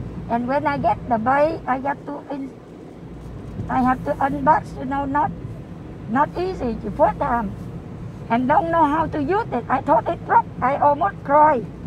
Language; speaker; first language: English; non-native, learner; Vietnamese